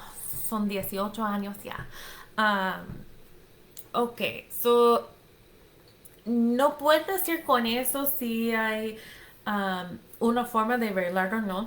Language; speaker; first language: Spanish; non-native, fluent; English